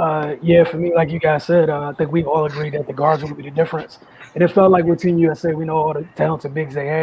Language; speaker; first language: English; native; English